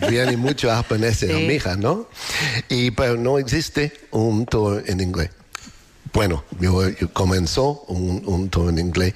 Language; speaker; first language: Spanish; non-native, learner; English